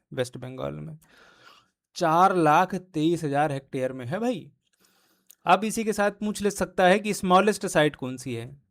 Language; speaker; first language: Hindi; native; Hindi